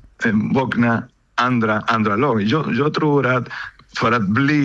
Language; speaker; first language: Swedish; non-native, learner; Spanish